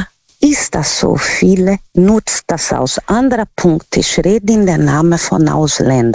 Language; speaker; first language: German; non-native, learner; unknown